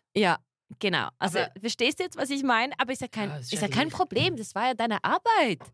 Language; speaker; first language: German; native; German